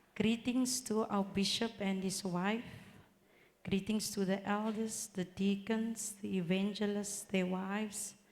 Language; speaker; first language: English; non-native, local second language; Afrikaans